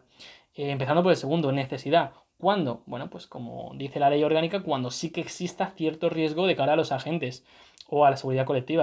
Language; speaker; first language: Spanish; native; Spanish